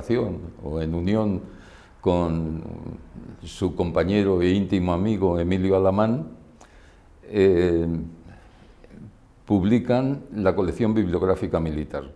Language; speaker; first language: Spanish; native; Spanish